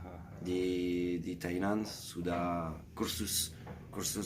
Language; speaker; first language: Indonesian; non-native, learner; French